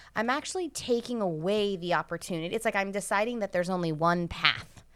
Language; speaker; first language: English; native; English